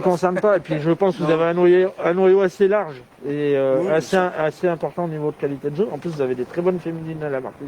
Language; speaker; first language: French; native; French